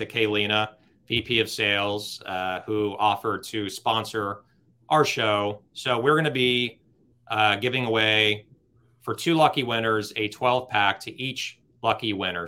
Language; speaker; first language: English; native; English